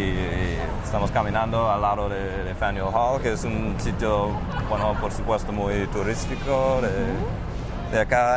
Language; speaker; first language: Spanish; non-native, fluent; English